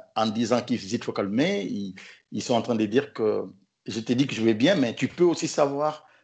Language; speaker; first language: French; non-native, local second language; Lingala